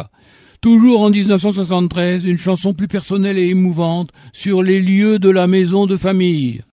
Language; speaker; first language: French; native; French